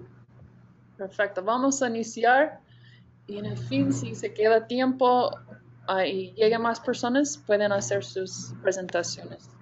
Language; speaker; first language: Spanish; non-native, fluent; English